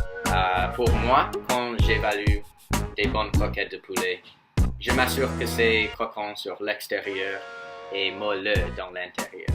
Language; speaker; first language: French; non-native, fluent; English